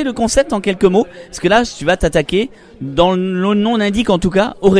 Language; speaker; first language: French; native; French